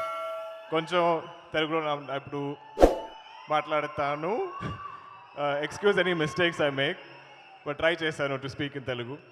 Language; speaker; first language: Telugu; non-native, learner; Malayalam